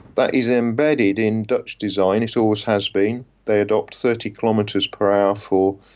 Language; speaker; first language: English; native; English